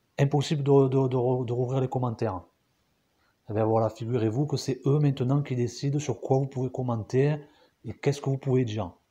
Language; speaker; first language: French; native; French